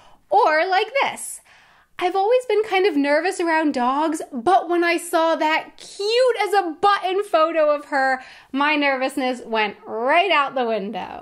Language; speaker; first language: English; native; English